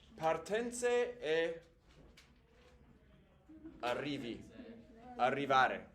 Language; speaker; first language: Italian; non-native, fluent; English